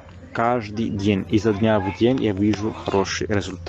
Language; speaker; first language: Russian; non-native, fluent; Italian